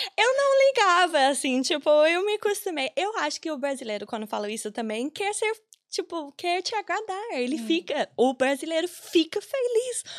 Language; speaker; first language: Portuguese; non-native, fluent; English